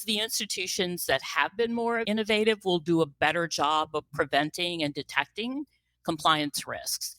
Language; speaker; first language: English; native; English